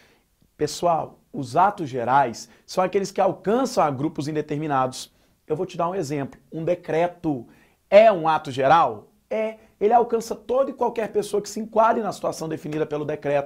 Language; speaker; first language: Portuguese; native; Portuguese